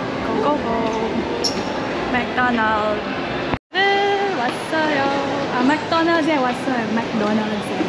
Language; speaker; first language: Korean; non-native, learner; Cebuano